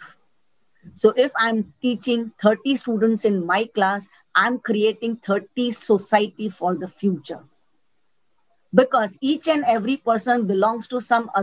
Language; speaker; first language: English; non-native, local second language; Gujarati